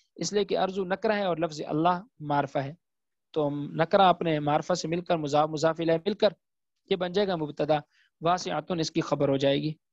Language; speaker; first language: Urdu; native; Urdu